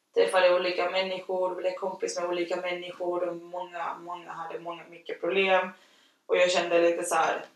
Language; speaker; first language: Swedish; non-native, fluent; Spanish